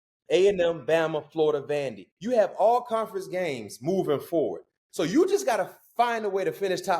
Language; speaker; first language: English; native; English